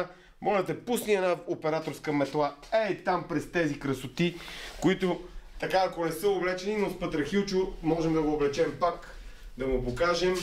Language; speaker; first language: Bulgarian; native; Bulgarian